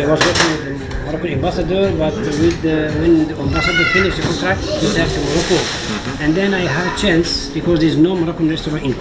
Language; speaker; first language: English; non-native, fluent; Arabic